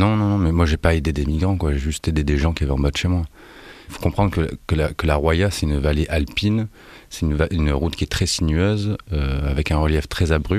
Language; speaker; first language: French; native; French